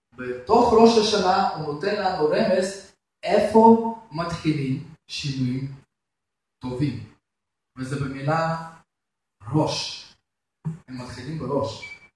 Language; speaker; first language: Hebrew; non-native, fluent; Russian